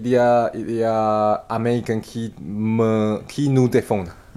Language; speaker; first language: French; non-native, learner; Chinese